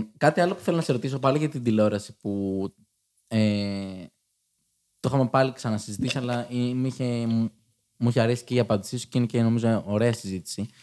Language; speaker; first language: Greek; native; Greek